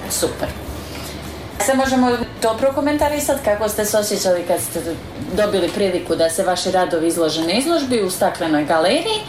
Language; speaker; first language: Croatian; native; Croatian